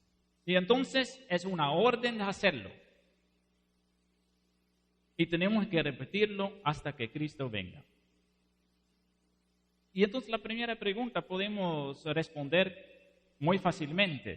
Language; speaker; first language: Spanish; non-native, fluent; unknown